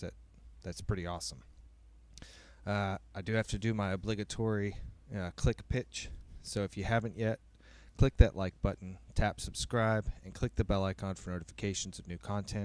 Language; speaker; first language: English; native; English